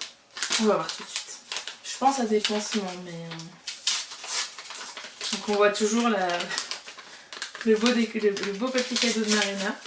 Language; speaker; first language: French; native; French